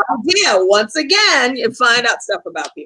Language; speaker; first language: English; native; English